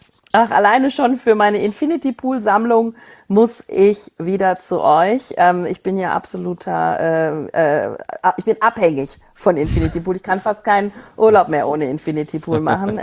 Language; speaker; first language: German; native; German